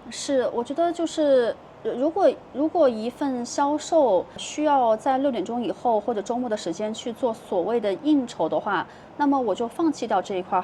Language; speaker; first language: Chinese; native; Chinese